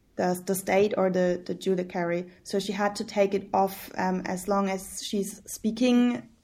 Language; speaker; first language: English; early bilingual, heritage; German